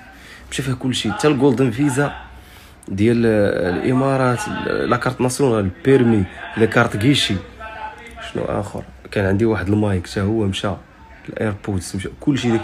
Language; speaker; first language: Arabic; native; Arabic